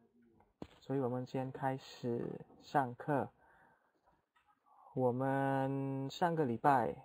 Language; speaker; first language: Chinese; non-native, fluent; Indonesian